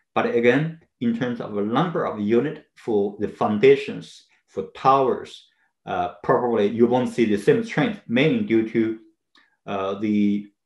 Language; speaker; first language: English; non-native, fluent; Chinese